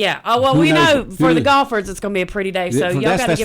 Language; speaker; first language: English; native; English